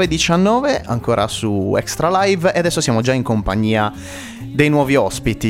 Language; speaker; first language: Italian; native; Italian